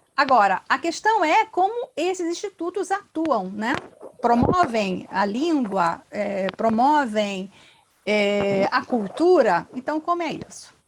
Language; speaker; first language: Portuguese; native; Portuguese